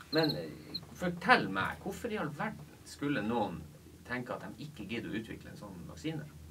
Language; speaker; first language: Norwegian; native; Norwegian